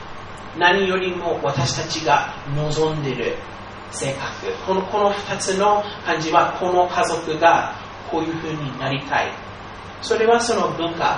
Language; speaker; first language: Japanese; non-native, fluent; English